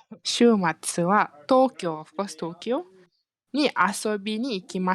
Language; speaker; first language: Japanese; non-native, fluent; Malay